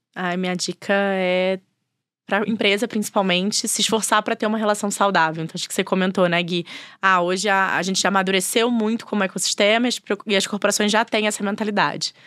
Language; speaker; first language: Portuguese; native; Portuguese